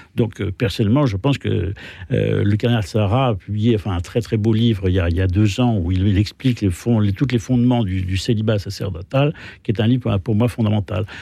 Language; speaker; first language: French; native; French